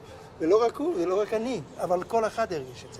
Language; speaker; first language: Hebrew; non-native, local second language; Yiddish